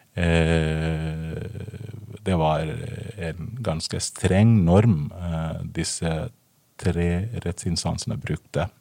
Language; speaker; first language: Norwegian; non-native, fluent; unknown